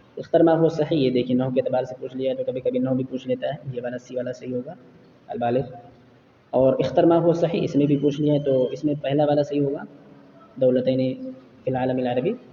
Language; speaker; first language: Urdu; native; Urdu